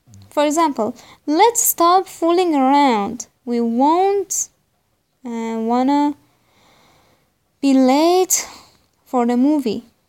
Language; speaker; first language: English; non-native, fluent; Persian